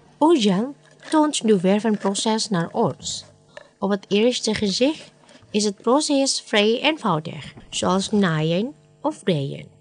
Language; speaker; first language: Dutch; non-native, fluent; Indonesian